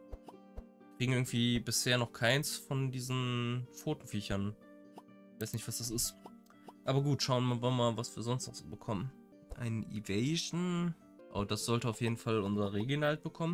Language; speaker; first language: German; native; German